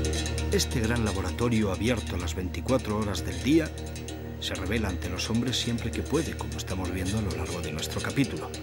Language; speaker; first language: Spanish; native; Spanish